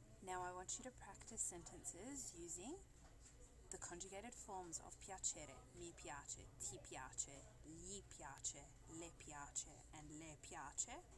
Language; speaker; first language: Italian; non-native, fluent; English